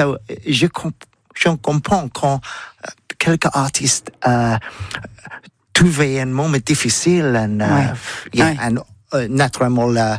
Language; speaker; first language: French; non-native, learner; English